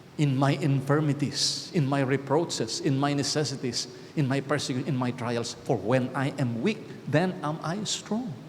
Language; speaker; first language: English; non-native, local second language; Filipino